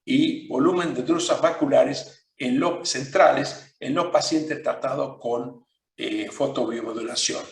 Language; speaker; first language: Spanish; non-native, fluent; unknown